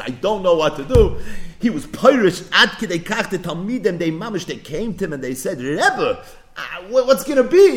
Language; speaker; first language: English; native; English